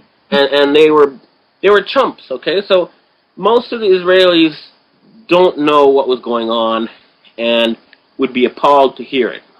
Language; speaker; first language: English; native; English